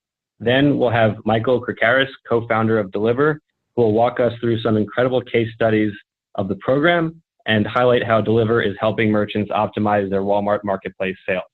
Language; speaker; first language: English; native; English